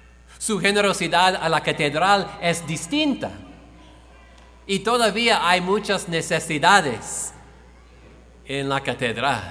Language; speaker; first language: Spanish; non-native, fluent; English